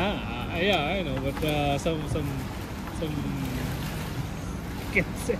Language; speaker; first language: English; non-native, learner; Filipino